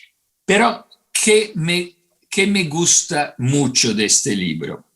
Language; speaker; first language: Spanish; non-native, fluent; Italian